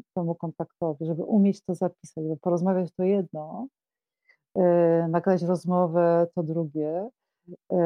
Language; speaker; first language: Polish; native; Polish